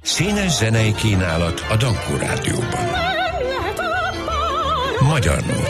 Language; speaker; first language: Hungarian; native; Hungarian